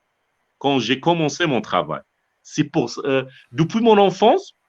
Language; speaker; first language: French; non-native, local second language; Arabic